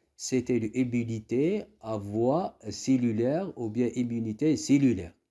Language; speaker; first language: French; non-native, local second language; Arabic